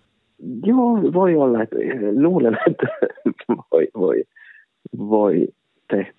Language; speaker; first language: Finnish; non-native, local second language; Swedish